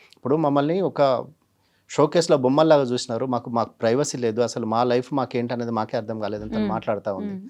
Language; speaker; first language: Telugu; native; Telugu